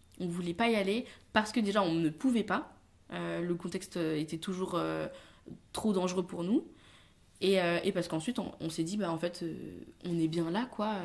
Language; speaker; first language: French; early bilingual, other home language; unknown